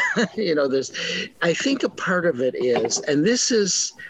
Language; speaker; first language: English; native; English